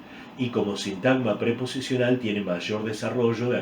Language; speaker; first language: Spanish; native; Spanish